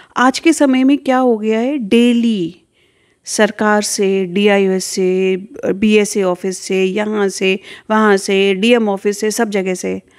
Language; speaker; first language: Hindi; native; Hindi